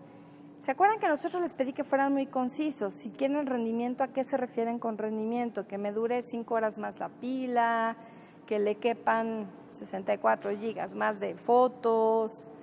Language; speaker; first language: Spanish; native; Spanish